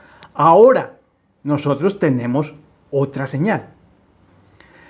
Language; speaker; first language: Spanish; native; Spanish